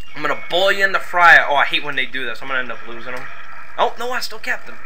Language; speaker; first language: English; native; English